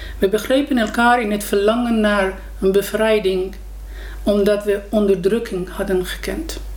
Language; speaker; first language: Dutch; non-native, fluent; Persian